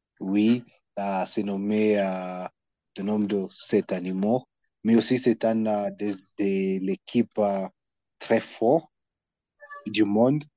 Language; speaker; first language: French; non-native, learner; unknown